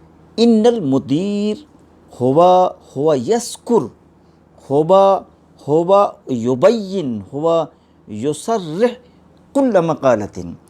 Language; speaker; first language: Arabic; non-native, fluent; Urdu